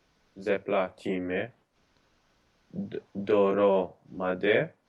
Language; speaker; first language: Czech; non-native, learner; English